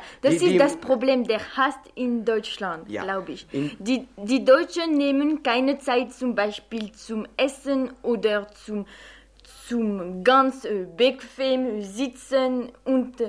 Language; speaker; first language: German; non-native, fluent; French